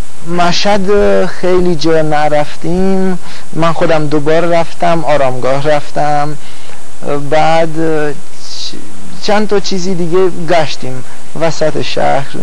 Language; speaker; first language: Persian; non-native, fluent; Romanian